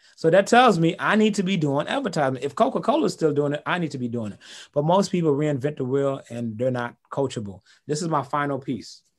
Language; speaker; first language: English; early bilingual, other home language; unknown